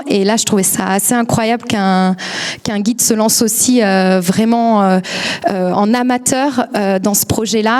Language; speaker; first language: French; native; French